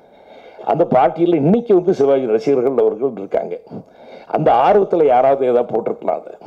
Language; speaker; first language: Tamil; native; Tamil